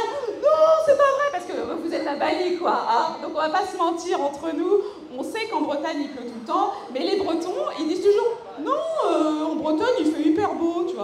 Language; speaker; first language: French; native; French